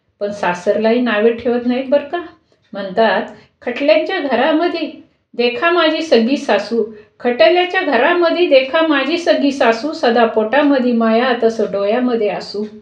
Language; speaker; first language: Marathi; native; Marathi